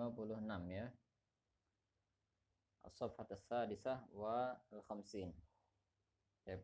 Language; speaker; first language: Arabic; non-native, fluent; Indonesian